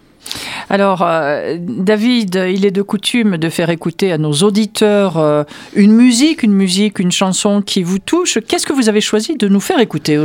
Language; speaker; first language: French; native; French